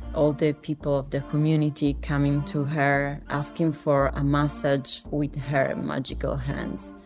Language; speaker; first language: English; non-native, fluent; Italian